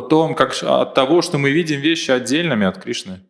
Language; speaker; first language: Russian; native; Russian